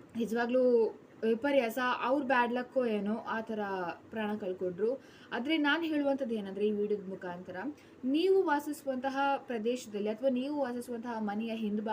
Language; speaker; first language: Kannada; non-native, local second language; Tulu